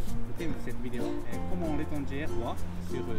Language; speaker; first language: French; non-native, learner; Japanese